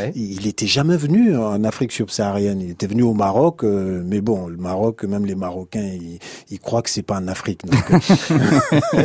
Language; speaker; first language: French; non-native, local second language; Hausa